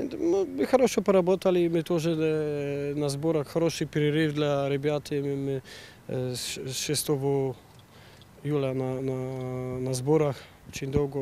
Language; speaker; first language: Russian; non-native, learner; Polish